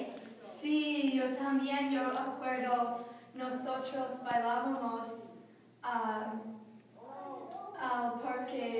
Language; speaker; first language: Spanish; non-native, learner; English